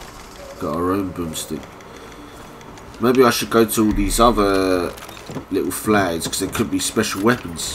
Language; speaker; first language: English; native; English